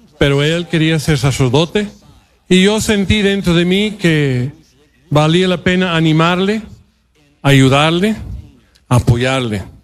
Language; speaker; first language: Spanish; non-native, fluent; English